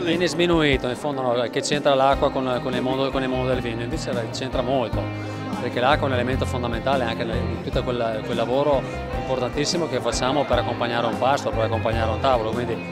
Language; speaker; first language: Italian; native; Italian